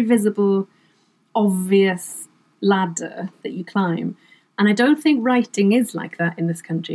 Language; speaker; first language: English; non-native, local second language; Welsh